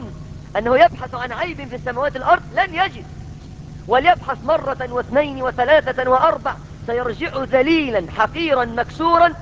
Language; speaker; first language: Arabic; native; Arabic